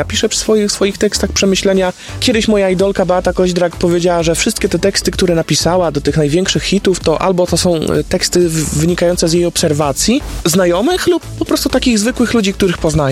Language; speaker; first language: Polish; native; Polish